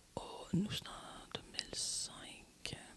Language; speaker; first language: French; native; French